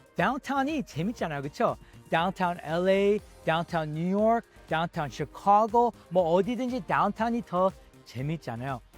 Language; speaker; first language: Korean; early bilingual, heritage; Korean